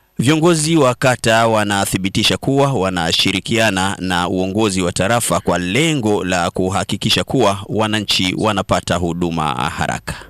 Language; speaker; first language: Swahili; non-native, local second language; Rundi